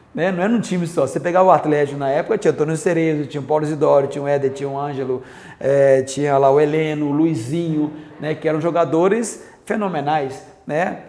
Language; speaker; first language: Portuguese; native; Portuguese